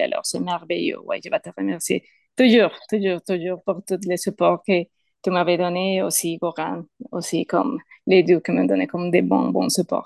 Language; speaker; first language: French; non-native, learner; Spanish